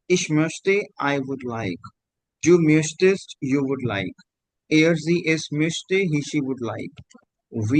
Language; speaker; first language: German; non-native, learner; Hindi